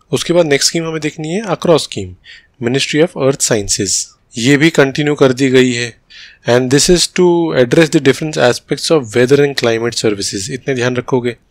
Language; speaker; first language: Hindi; native; Hindi